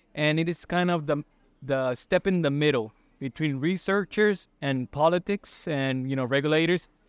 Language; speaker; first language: English; non-native, fluent; Spanish